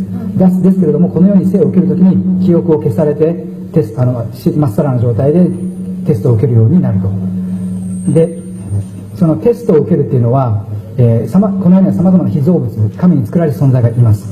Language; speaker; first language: Japanese; native; Japanese